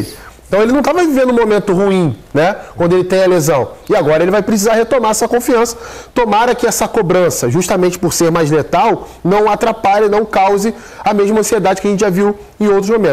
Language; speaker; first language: Portuguese; native; Portuguese